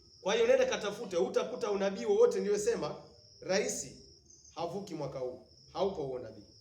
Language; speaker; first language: Swahili; native; Swahili